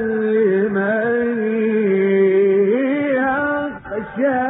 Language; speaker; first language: Arabic; native; Arabic